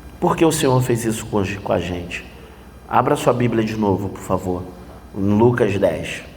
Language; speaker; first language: Portuguese; native; Portuguese